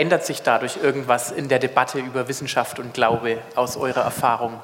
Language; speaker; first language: German; native; German